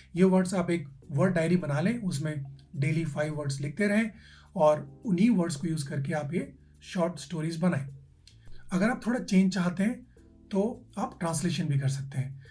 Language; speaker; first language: Hindi; native; Hindi